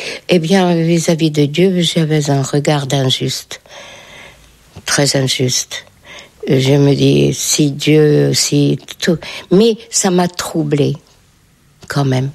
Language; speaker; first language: French; non-native, fluent; Hungarian